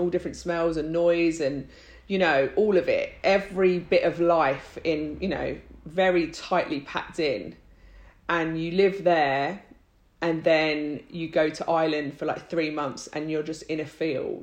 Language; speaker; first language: English; native; English